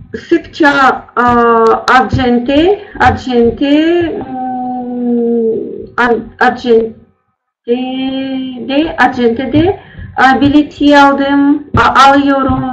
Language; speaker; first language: Turkish; non-native, learner; Russian